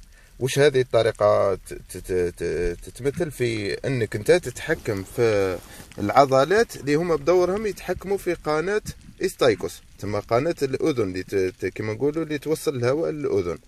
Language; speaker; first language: Arabic; native; Arabic